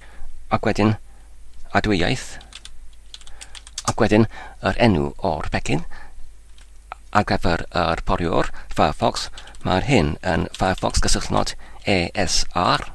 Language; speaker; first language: Welsh; non-native, learner; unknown